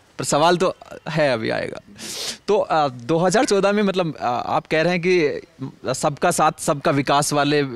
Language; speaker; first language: Hindi; native; Hindi